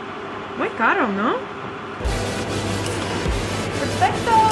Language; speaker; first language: Spanish; non-native, learner; English